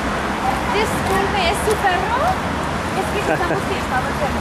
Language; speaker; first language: Spanish; non-native, learner; English